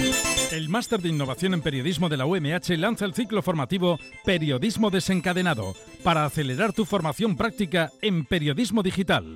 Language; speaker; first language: Spanish; native; Spanish